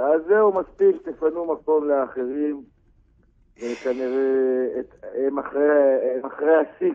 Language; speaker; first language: Hebrew; native; Hebrew